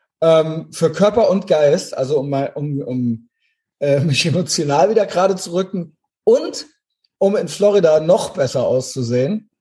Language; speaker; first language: German; native; German